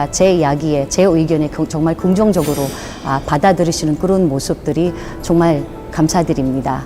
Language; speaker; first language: Korean; non-native, fluent; Filipino